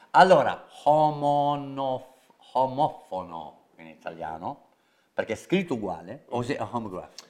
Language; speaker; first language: Italian; non-native, fluent; English